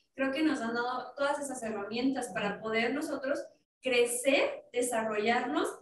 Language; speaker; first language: Spanish; non-native, fluent; English